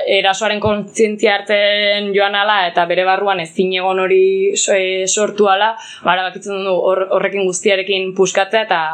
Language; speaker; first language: Basque; native; Basque